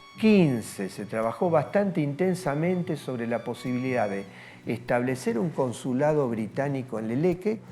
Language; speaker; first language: Spanish; native; Spanish